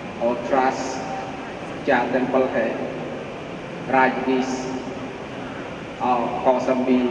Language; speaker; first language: Hindi; non-native, learner; Khmer